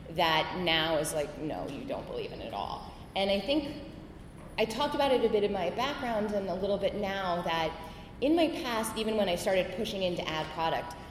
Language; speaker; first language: English; native; English